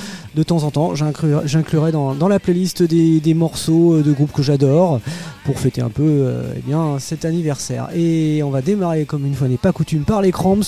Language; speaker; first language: French; native; French